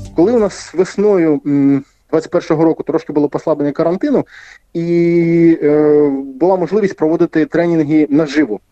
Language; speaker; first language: Ukrainian; non-native, local second language; Russian